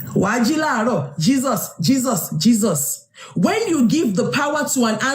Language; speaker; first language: English; non-native, local second language; Yoruba